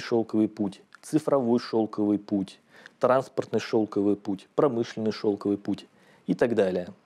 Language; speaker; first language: Russian; native; Russian